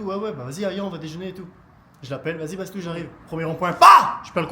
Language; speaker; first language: French; native; French